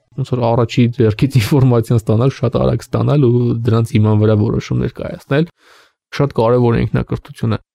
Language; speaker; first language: Armenian; native; Armenian